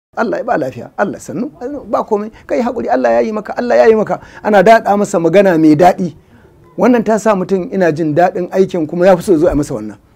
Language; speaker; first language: Hausa; native; Hausa